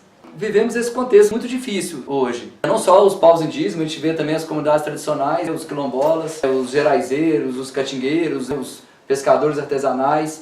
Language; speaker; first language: Portuguese; native; Portuguese